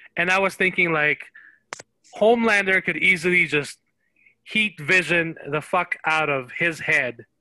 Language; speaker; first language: English; non-native, local second language; Filipino